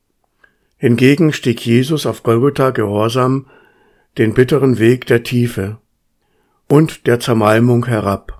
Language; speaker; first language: German; native; German